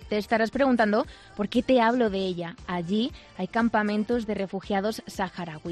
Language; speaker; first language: Spanish; native; Spanish